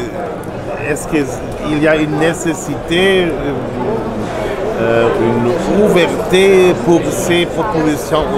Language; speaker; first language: French; non-native, learner; German